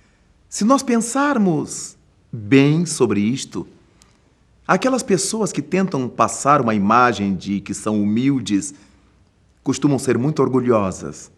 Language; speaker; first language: Portuguese; native; Portuguese